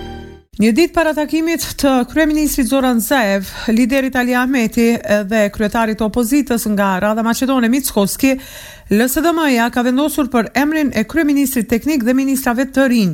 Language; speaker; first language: Albanian; native; Albanian